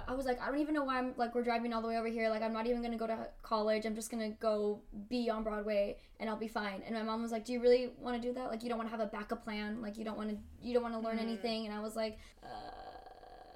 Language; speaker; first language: English; early bilingual, other home language; Spanish